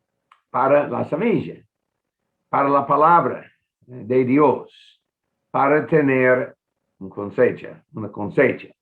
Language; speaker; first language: Spanish; non-native, fluent; English